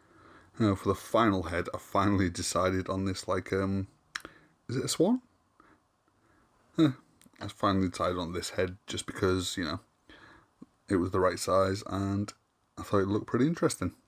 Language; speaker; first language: English; native; English